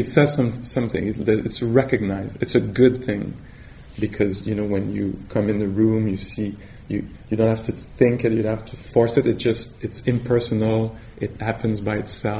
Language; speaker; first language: English; non-native, fluent; French